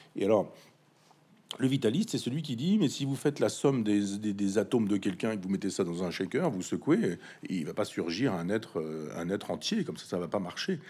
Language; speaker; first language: French; native; French